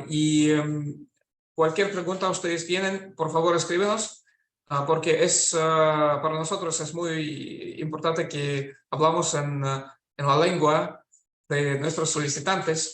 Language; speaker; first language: Spanish; non-native, fluent; Russian